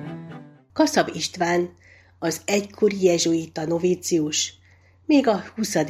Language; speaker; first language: Hungarian; native; Hungarian